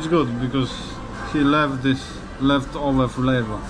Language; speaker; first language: English; non-native, learner; Polish